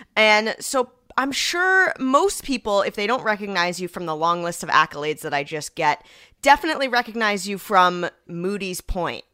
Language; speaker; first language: English; native; English